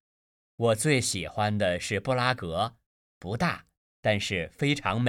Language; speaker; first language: Chinese; native; Chinese